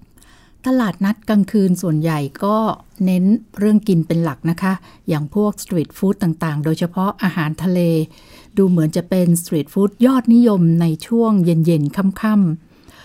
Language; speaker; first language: Thai; native; Thai